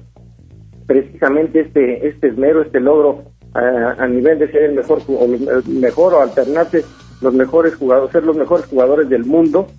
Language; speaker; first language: Spanish; native; Spanish